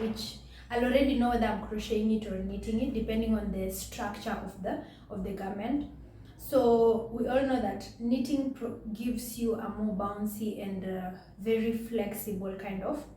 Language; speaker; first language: English; non-native, local second language; Swahili